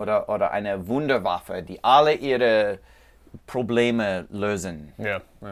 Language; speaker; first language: German; non-native, learner; English